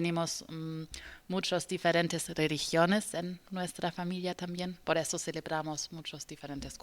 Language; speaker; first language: Spanish; non-native, learner; German